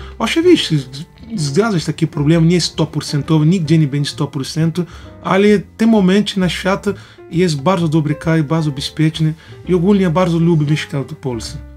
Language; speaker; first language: Polish; non-native, learner; Portuguese